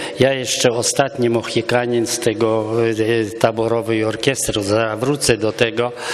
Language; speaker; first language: Polish; non-native, local second language; Romany